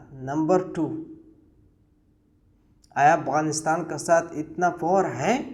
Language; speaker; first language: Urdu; non-native, learner; Pashto